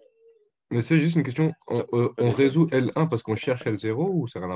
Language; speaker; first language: French; native; French